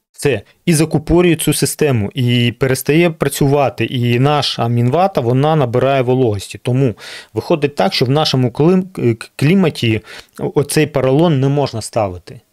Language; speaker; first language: Ukrainian; non-native, local second language; Russian